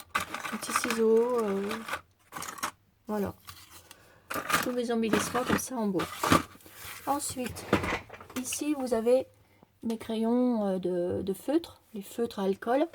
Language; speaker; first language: French; native; French